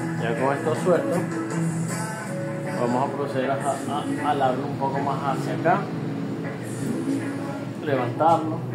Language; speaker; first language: Spanish; native; Spanish